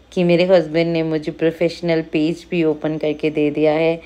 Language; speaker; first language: Hindi; native; Hindi